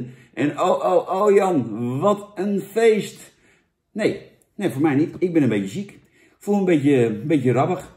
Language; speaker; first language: Dutch; native; Dutch